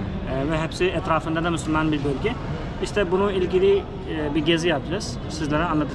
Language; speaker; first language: Turkish; non-native, fluent; Urdu